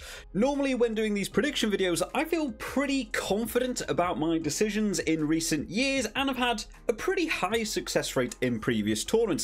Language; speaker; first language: English; native; English